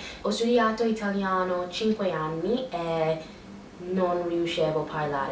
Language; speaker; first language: Italian; non-native, learner; English